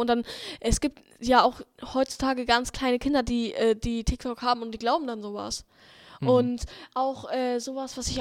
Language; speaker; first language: German; native; German